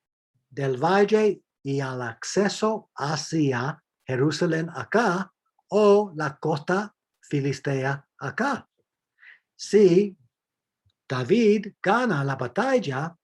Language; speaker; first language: Spanish; non-native, fluent; English